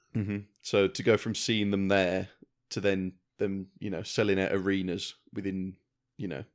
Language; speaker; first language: English; native; English